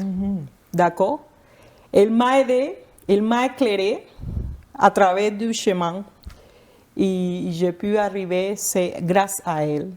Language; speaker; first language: French; non-native, fluent; Spanish